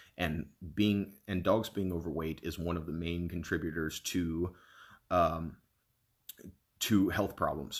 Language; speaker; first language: English; native; English